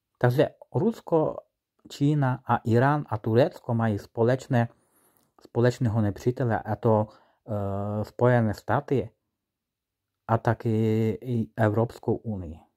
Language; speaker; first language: Czech; non-native, fluent; Ukrainian